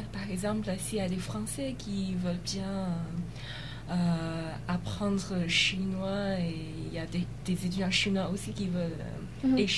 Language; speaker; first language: French; non-native, fluent; Chinese